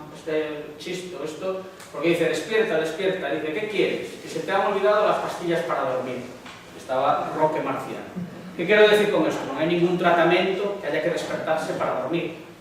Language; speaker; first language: Spanish; non-native, local second language; Galician